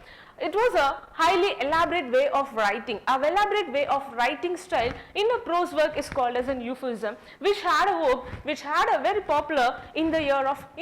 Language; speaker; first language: English; non-native, local second language; Tamil